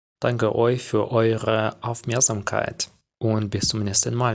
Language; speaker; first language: German; non-native, fluent; Ukrainian